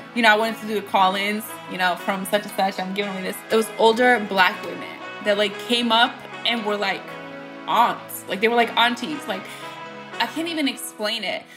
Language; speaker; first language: English; early bilingual, other home language; Bosnian